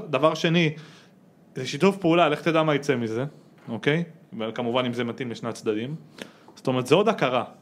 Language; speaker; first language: Hebrew; native; Hebrew